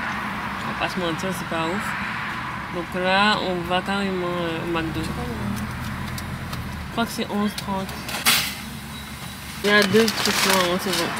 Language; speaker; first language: French; native; French